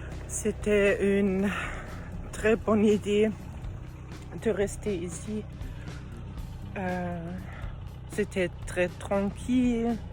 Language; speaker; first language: French; non-native, learner; German